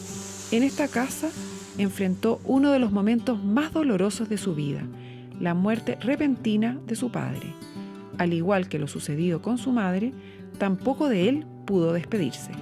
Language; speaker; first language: Spanish; native; Spanish